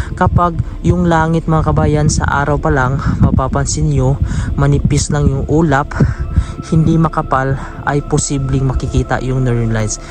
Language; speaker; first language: Filipino; native; Filipino